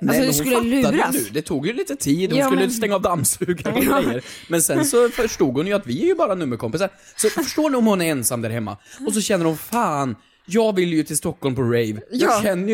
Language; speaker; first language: Swedish; native; Swedish